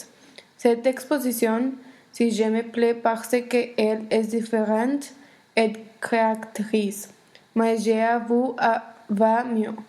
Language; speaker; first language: French; non-native, learner; Spanish